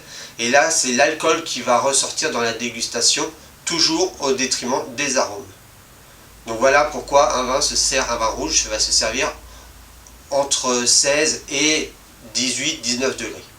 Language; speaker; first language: French; native; French